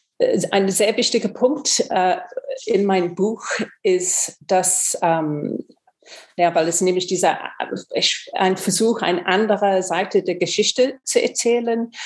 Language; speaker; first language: German; non-native, fluent; English